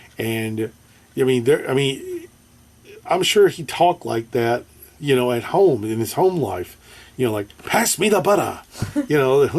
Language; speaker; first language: English; native; English